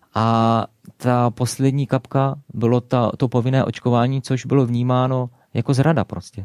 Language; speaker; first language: Czech; native; Czech